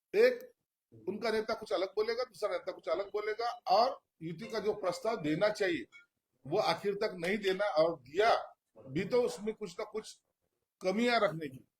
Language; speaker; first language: Hindi; non-native, local second language; Marathi